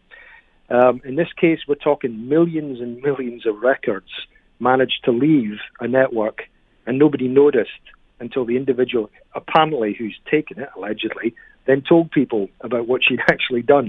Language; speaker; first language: English; native; English